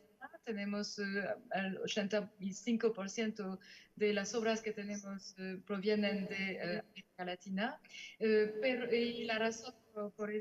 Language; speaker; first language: Spanish; non-native, fluent; French